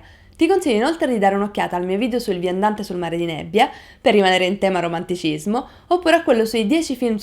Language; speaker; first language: Italian; native; Italian